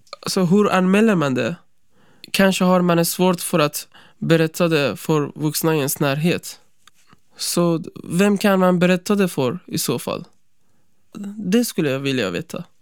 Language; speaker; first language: Swedish; non-native, fluent; Persian